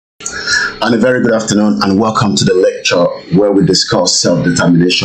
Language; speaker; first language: English; non-native, local second language; Yoruba